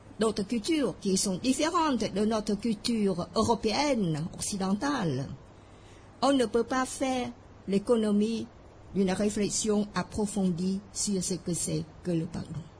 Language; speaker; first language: French; non-native, fluent; Khmer